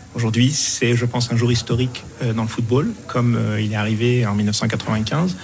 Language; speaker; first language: French; non-native, local second language; Arabic